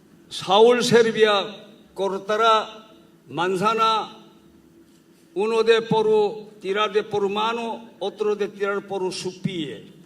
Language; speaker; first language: Spanish; non-native, learner; Korean